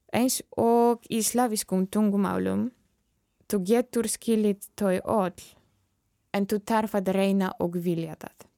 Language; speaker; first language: Icelandic; non-native, fluent; Polish